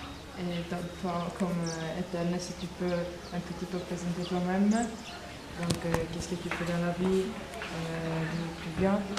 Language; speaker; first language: French; non-native, learner; Italian